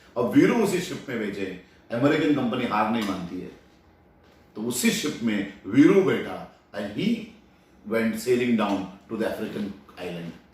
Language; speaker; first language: Hindi; non-native, local second language; Marathi